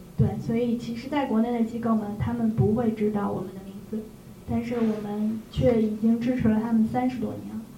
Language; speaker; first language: Chinese; native; Chinese